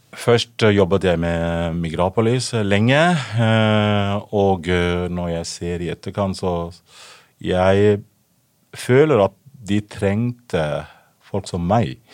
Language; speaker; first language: Norwegian; non-native, fluent; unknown